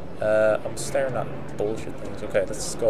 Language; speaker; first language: English; native; English